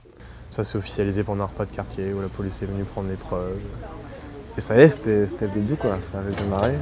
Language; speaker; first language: French; native; French